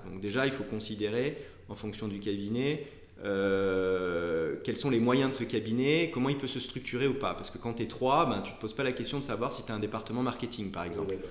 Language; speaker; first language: French; native; French